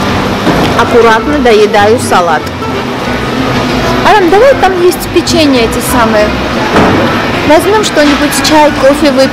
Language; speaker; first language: Russian; non-native, fluent; Armenian